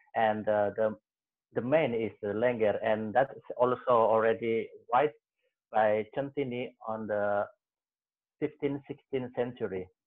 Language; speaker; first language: English; non-native, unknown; Javanese